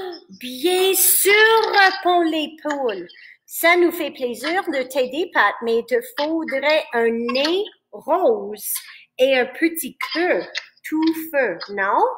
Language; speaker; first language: French; non-native, fluent; English